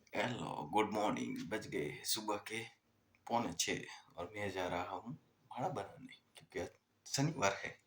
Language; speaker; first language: Hindi; non-native, local second language; Gujarati